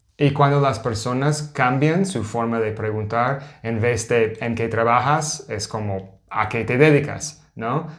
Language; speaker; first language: Spanish; non-native, learner; English